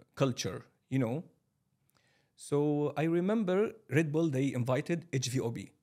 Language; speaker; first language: English; non-native, fluent; Arabic